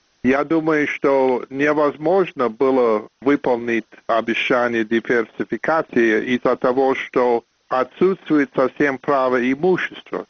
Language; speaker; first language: Russian; non-native, fluent; English